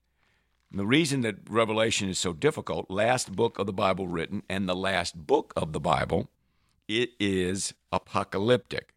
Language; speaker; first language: English; native; English